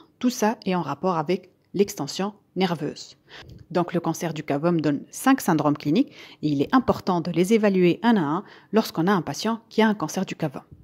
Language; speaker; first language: French; non-native, local second language; Arabic